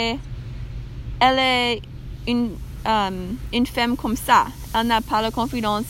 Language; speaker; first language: French; non-native, learner; English